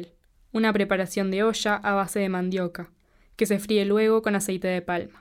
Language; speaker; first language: Spanish; native; Spanish